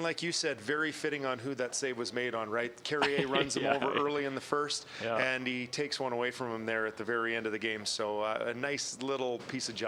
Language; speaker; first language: English; native; English